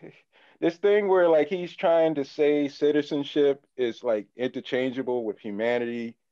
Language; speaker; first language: English; native; English